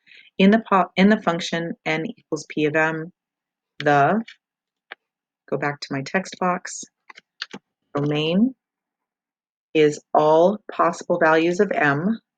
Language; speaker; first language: English; native; English